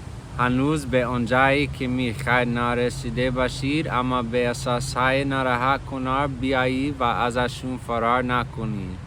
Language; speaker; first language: Persian; non-native, fluent; English